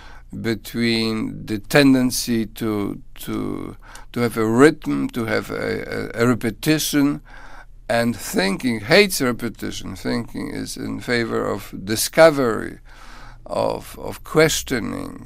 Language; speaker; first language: English; non-native, fluent; Polish